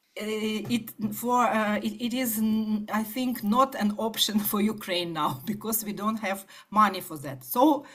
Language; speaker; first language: English; non-native, fluent; Ukrainian